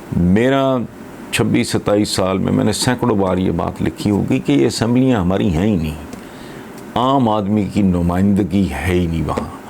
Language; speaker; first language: Urdu; non-native, local second language; Punjabi